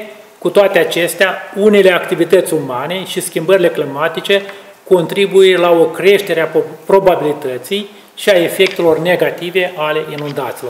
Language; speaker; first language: Romanian; native; Romanian